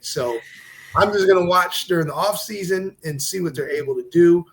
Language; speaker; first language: English; native; English